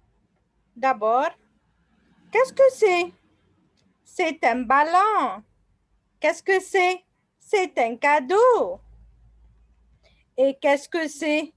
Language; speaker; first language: French; non-native, fluent; Arabic